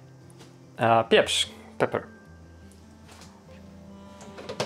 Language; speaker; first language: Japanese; non-native, fluent; Polish